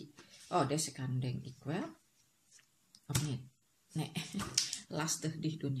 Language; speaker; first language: Dutch; non-native, learner; Indonesian